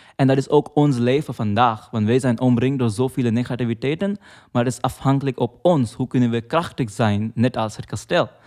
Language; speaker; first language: Dutch; non-native, fluent; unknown